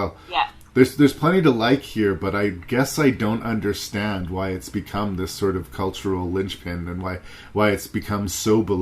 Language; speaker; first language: English; native; English